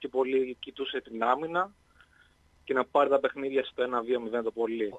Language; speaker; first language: Greek; native; Greek